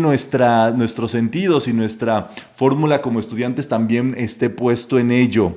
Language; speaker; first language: Spanish; native; Spanish